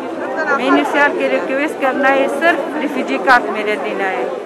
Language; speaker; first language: Hindi; non-native, learner; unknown